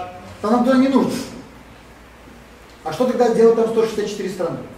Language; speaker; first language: Russian; native; Russian